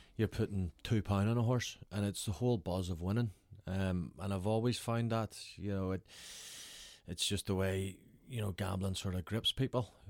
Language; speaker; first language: English; native; English